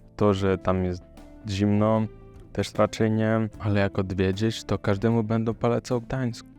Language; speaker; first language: Polish; non-native, fluent; Russian